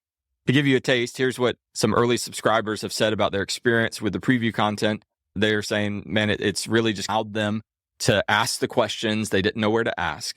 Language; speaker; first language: English; native; English